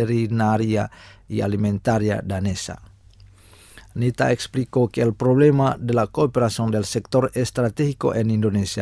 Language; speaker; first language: Spanish; non-native, fluent; Indonesian